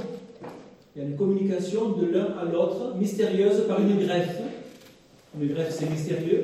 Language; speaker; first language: French; native; French